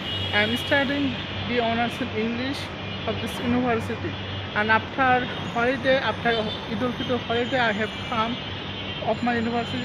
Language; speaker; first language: English; non-native, learner; Bangla